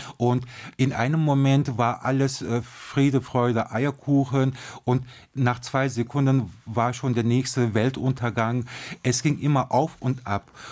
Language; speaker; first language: German; early bilingual, other home language; Turkish